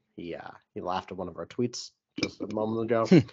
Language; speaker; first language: English; native; English